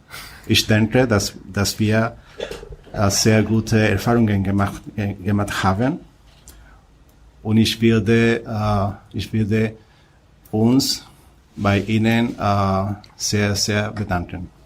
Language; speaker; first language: German; non-native, learner; Spanish